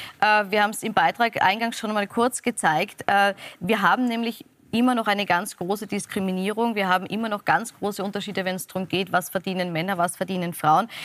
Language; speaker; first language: German; native; German